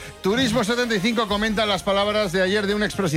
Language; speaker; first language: Spanish; native; Spanish